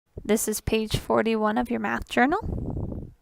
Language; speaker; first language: English; native; English